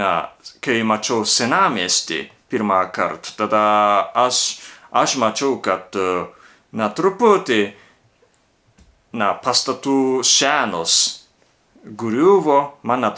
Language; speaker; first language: Lithuanian; non-native, learner; Japanese